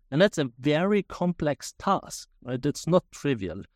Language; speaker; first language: English; non-native, fluent; German